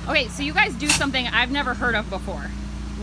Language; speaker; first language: English; native; English